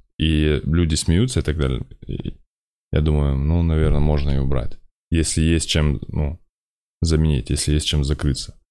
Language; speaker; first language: Russian; native; Russian